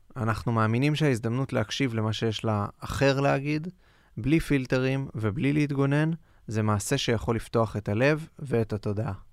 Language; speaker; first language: Hebrew; native; Hebrew